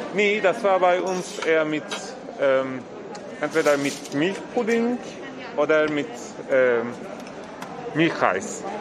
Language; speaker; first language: German; non-native, fluent; Turkish